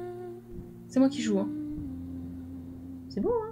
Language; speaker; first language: French; native; French